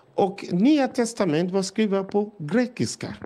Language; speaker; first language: Swedish; non-native, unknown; Yoruba